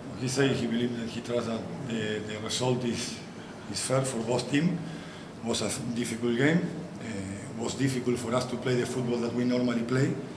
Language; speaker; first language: English; non-native, fluent; Spanish